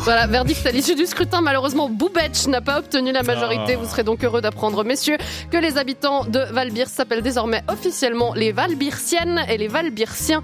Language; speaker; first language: French; native; French